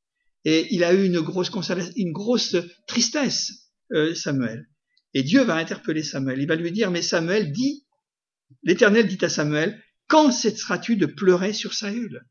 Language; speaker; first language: French; native; French